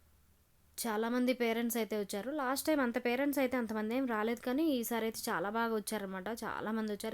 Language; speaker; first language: Telugu; native; Telugu